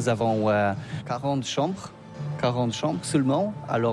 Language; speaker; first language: French; non-native, learner; Polish